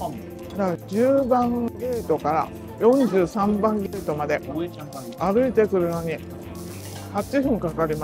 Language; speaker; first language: Japanese; native; Japanese